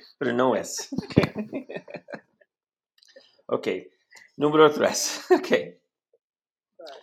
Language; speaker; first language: Spanish; non-native, learner; English